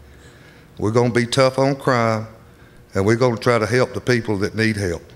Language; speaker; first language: English; native; English